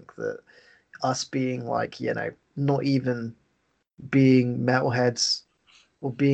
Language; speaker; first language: English; native; English